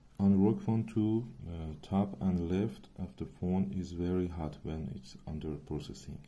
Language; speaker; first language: English; non-native, learner; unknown